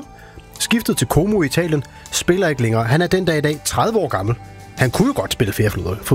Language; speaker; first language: Danish; native; Danish